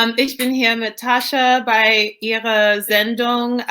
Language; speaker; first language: German; non-native, fluent; English